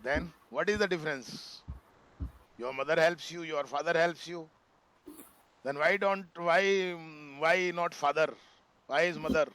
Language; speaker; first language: English; non-native, local second language; Hindi